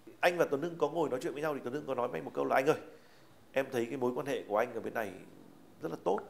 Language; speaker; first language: Vietnamese; native; Vietnamese